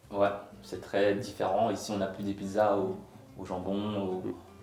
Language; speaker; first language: French; native; French